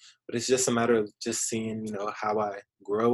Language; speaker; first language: English; native; English